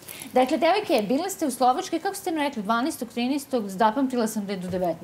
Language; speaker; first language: Serbian; native; Serbian